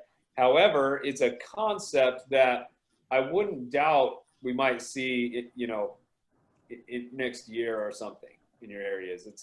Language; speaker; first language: English; native; English